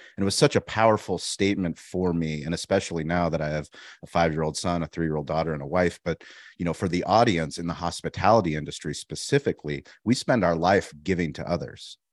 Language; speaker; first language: English; native; English